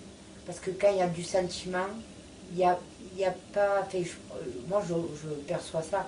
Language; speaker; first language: French; native; French